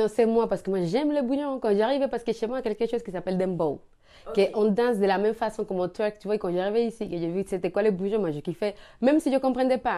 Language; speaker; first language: French; non-native, learner; Spanish